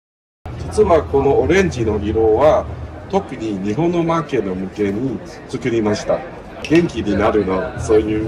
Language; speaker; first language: Japanese; non-native, learner; Chinese